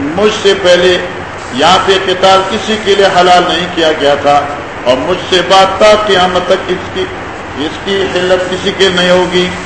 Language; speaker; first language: Urdu; non-native, local second language; Northern Hindko